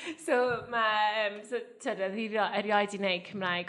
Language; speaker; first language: Welsh; native; Welsh